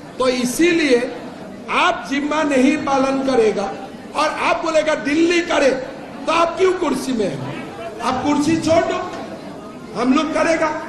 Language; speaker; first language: Hindi; non-native, local second language; Assamese